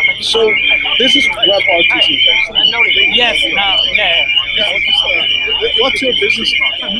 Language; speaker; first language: English; non-native, learner; Japanese